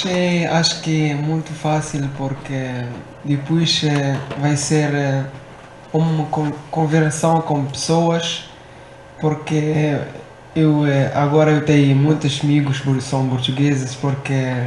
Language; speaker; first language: Portuguese; non-native, learner; Arabic